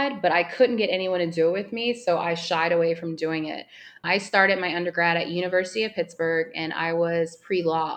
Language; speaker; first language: English; native; English